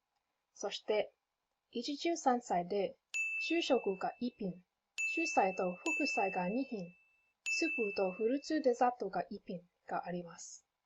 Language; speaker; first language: Japanese; non-native, learner; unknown